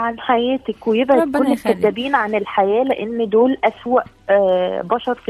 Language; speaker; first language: Arabic; native; Arabic